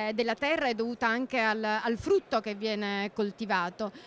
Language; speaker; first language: Italian; native; Italian